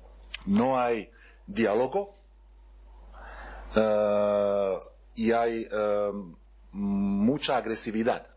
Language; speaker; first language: Spanish; non-native, learner; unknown